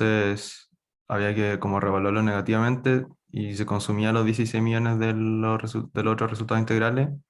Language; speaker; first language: Spanish; native; Spanish